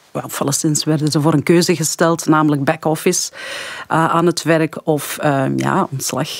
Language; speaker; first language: Dutch; early bilingual, other home language; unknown